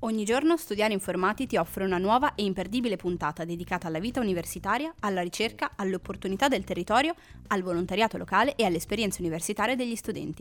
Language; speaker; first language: Italian; native; Italian